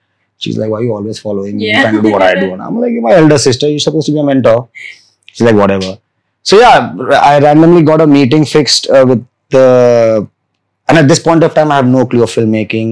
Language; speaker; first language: English; non-native, local second language; Gujarati